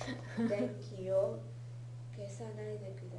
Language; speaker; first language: Japanese; non-native, learner; English